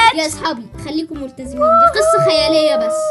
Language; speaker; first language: Arabic; native; Arabic